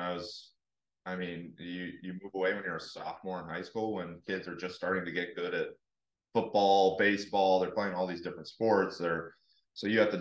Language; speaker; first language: English; native; English